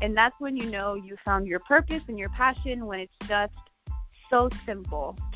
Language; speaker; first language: English; native; English